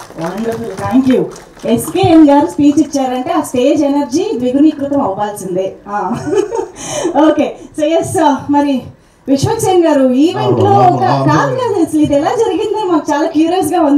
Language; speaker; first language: Telugu; native; Telugu